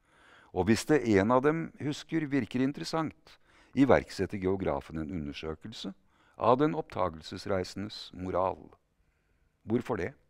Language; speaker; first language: Norwegian; native; Norwegian